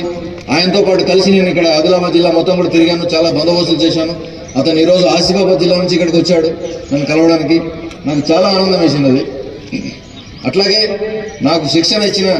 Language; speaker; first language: Telugu; native; Telugu